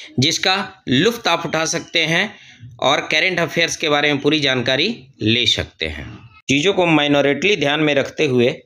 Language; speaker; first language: Hindi; native; Hindi